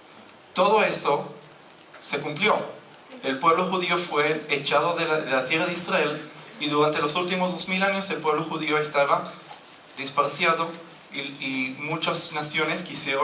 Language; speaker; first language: Spanish; non-native, fluent; Hebrew